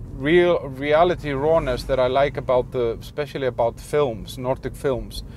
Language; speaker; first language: English; non-native, fluent; Icelandic